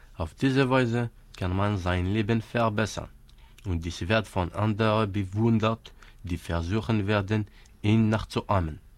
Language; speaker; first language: German; non-native, fluent; Kabyle